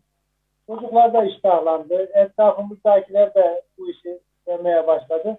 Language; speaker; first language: Turkish; native; Turkish